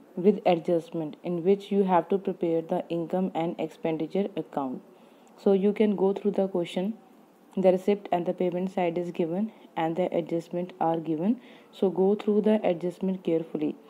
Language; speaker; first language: English; non-native, local second language; Punjabi